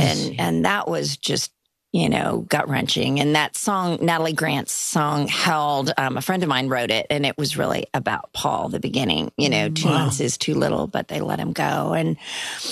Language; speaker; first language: English; early bilingual, other home language; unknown